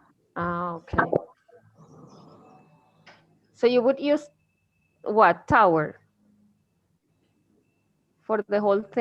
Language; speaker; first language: English; non-native, fluent; Spanish